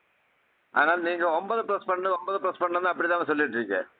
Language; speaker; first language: Tamil; non-native, learner; Malayalam